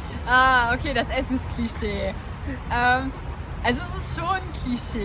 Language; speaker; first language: German; native; German